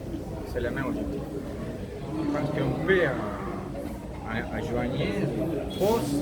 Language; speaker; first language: French; non-native, learner; Spanish